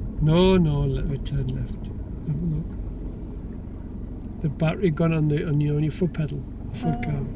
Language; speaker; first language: English; native; English